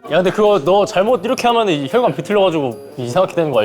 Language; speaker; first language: Korean; native; Korean